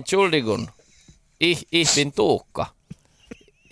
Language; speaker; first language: German; non-native, learner; Finnish